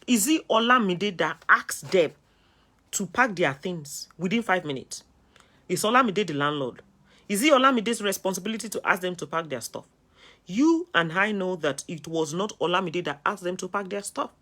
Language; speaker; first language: English; non-native, local second language; Yoruba